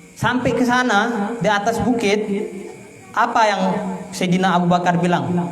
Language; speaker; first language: Indonesian; non-native, local second language; Achinese